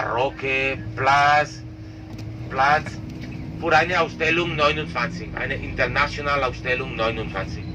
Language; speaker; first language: German; non-native, learner; Catalan